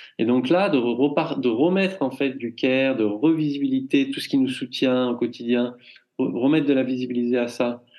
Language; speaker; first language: French; native; French